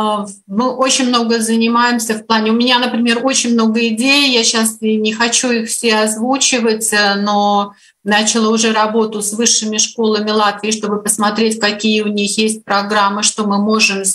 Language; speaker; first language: Russian; native; Russian